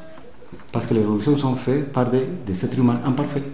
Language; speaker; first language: French; non-native, fluent; Spanish